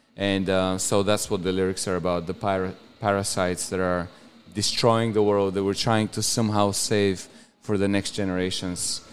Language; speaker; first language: English; non-native, fluent; Bulgarian